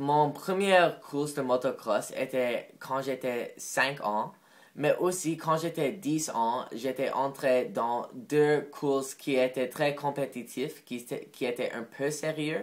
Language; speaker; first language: French; non-native, learner; English